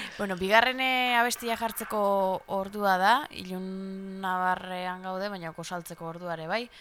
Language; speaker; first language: Basque; native; Basque